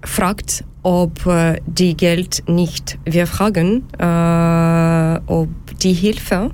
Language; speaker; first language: German; non-native, learner; Ukrainian